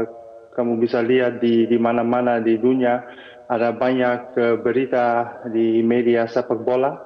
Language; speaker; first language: Indonesian; non-native, fluent; Dutch